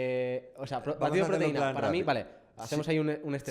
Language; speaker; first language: Spanish; native; Spanish